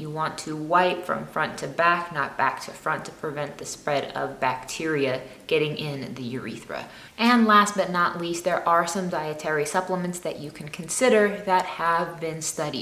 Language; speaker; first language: English; native; English